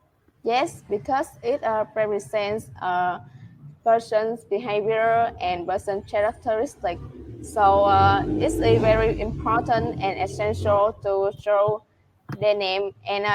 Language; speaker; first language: English; non-native, learner; Vietnamese